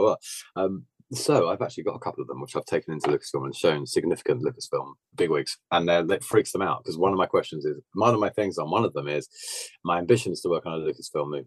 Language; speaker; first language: English; native; English